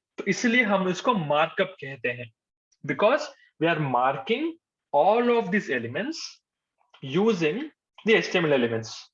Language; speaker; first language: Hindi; non-native, local second language; Telugu